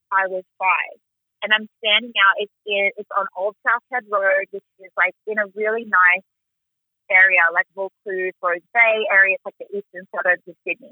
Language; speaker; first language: English; native; English